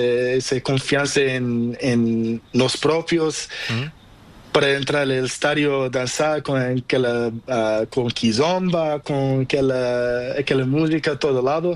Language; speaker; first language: Spanish; non-native, learner; Portuguese